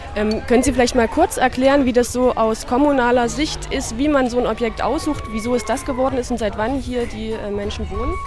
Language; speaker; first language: German; native; German